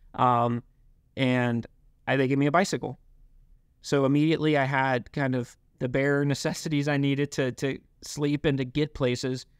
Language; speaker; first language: English; native; English